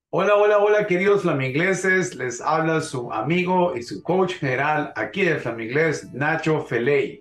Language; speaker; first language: Spanish; native; Spanish